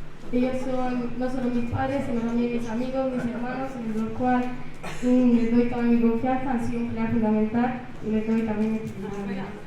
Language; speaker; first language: Spanish; early bilingual, other home language; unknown